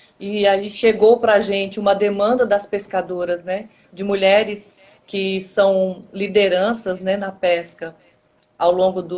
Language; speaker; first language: Portuguese; native; Portuguese